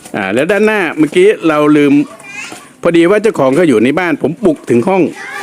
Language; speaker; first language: Thai; non-native, local second language; Khmer